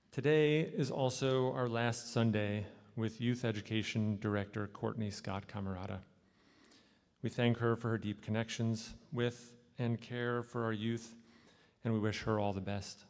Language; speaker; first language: English; native; English